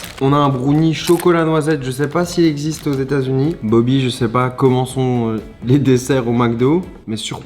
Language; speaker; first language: French; native; French